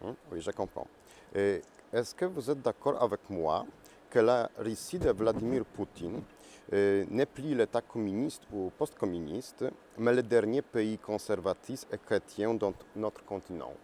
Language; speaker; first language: French; non-native, learner; Polish